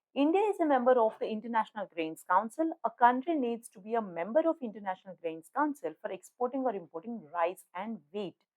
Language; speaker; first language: English; non-native, local second language; Telugu